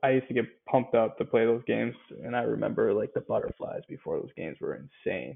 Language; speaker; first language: English; native; English